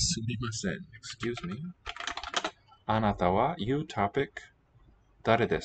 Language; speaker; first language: Japanese; non-native, learner; English